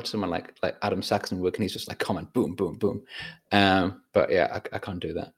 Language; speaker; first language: English; native; English